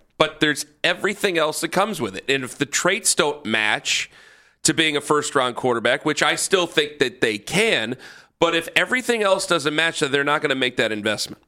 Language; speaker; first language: English; native; English